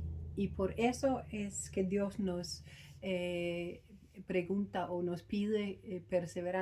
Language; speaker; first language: Spanish; non-native, fluent; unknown